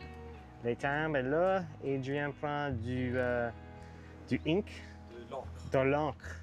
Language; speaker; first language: French; non-native, learner; English